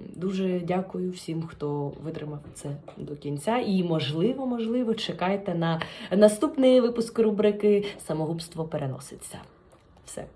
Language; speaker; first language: Ukrainian; non-native, local second language; Russian